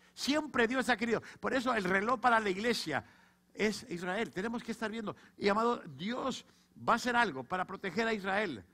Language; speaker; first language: Spanish; native; Spanish